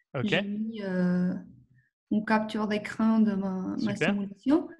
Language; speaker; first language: French; non-native, fluent; Spanish